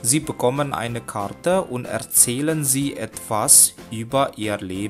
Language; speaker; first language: German; non-native, learner; Indonesian